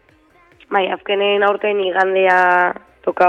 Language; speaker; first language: Basque; native; Basque